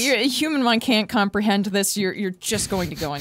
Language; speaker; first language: English; native; English